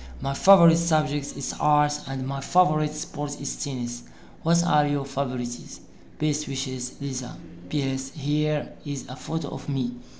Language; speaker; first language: English; non-native, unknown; Arabic